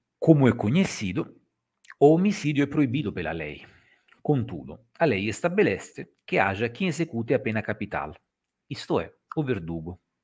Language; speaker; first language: Portuguese; non-native, fluent; Italian